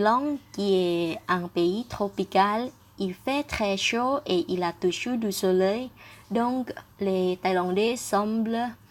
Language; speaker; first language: French; non-native, fluent; Thai